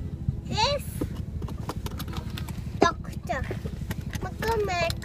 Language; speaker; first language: Danish; early bilingual, heritage; Danish